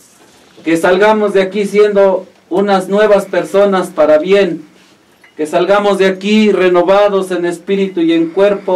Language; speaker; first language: Spanish; native; Spanish